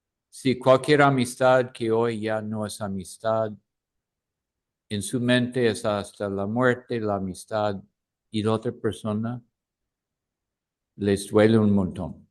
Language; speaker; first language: Spanish; non-native, fluent; English